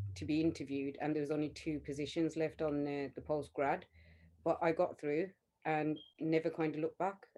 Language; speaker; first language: English; native; English